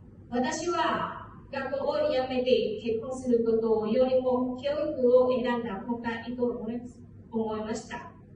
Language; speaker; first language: Japanese; non-native, fluent; Hmong